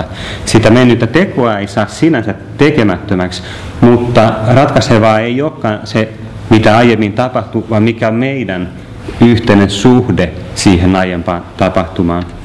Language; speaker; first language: Finnish; native; Finnish